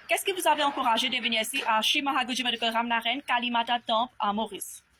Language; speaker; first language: French; non-native, local second language; Morisyen